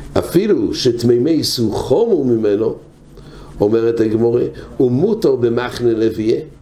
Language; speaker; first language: Hebrew; non-native, fluent; English